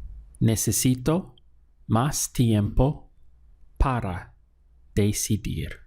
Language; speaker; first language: Spanish; non-native, fluent; English